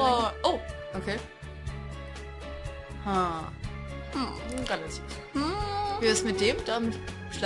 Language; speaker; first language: German; native; German